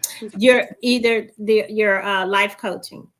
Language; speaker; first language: English; native; English